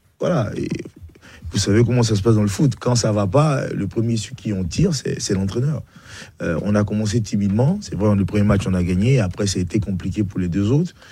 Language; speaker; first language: French; native; French